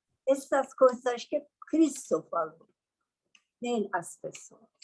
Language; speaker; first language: Portuguese; non-native, learner; Persian